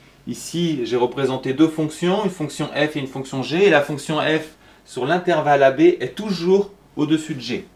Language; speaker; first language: French; native; French